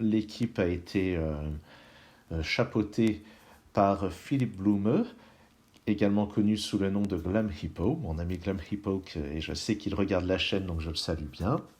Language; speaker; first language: French; native; French